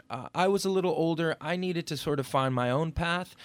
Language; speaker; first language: English; native; English